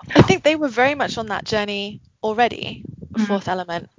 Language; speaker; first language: English; native; English